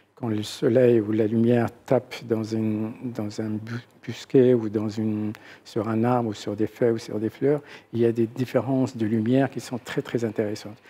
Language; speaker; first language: French; non-native, local second language; Arabic